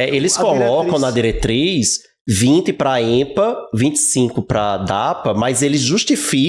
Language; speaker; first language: Portuguese; native; Portuguese